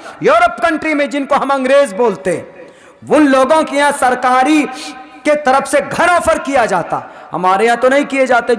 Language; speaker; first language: Urdu; native; Urdu